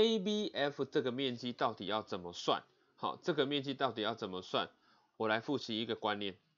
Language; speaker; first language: Chinese; native; Chinese